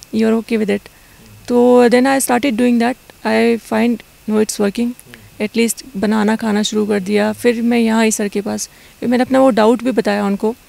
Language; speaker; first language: Hindi; native; Hindi